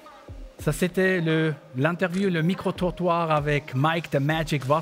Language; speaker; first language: French; non-native, learner; German